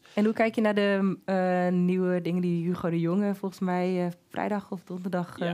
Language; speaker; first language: Dutch; native; Dutch